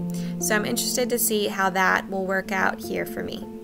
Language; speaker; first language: English; native; English